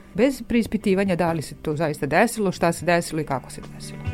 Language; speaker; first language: Serbian; native; Serbian